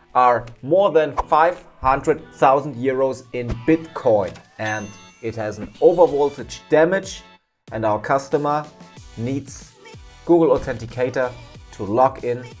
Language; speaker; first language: English; non-native, fluent; German